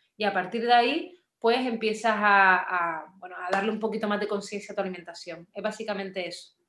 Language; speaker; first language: Spanish; native; Spanish